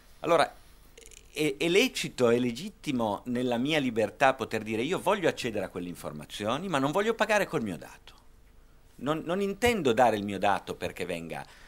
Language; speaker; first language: Italian; native; Italian